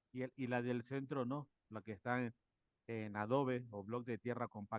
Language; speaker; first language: Spanish; native; Spanish